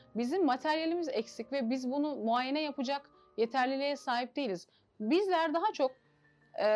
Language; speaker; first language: Turkish; native; Turkish